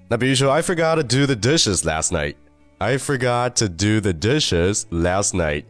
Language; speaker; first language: English; non-native, fluent; Chinese